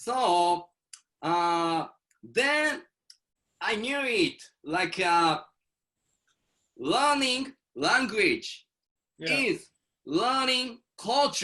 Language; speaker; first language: English; non-native, learner; Japanese